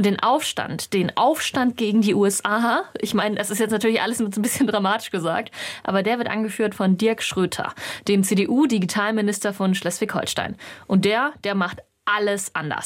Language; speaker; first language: German; native; German